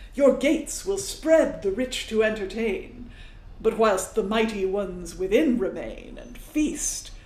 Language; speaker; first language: English; native; English